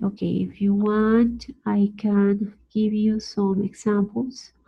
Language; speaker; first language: English; non-native, fluent; Spanish